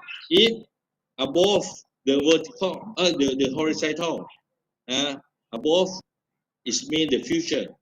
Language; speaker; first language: English; non-native, fluent; Thai